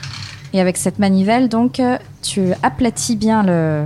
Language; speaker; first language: French; native; French